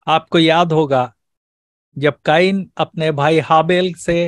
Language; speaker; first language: Hindi; non-native, local second language; Malayalam